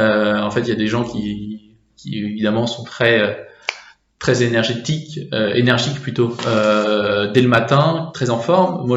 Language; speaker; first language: French; native; French